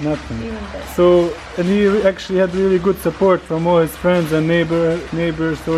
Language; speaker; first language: English; non-native, fluent; Bosnian